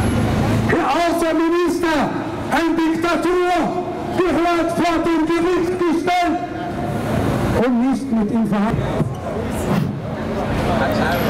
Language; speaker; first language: German; non-native, learner; Arabic